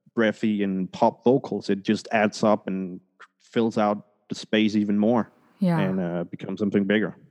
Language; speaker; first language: English; early bilingual, other home language; Spanish